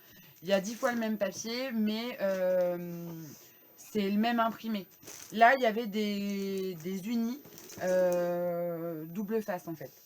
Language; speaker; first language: French; native; French